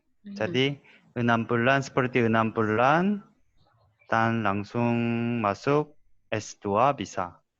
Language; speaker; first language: Indonesian; non-native, learner; Korean